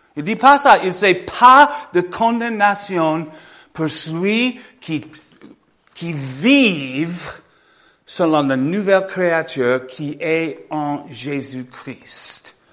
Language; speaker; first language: French; non-native, fluent; English